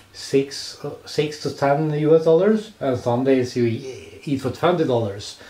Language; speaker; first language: English; non-native, fluent; Swedish